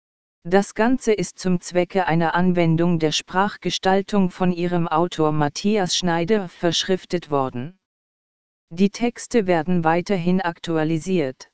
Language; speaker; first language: German; native; German